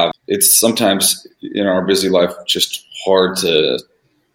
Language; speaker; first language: English; early bilingual, other home language; Russian